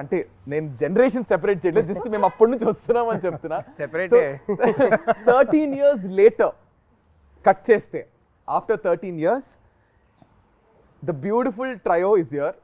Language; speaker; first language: Telugu; native; Telugu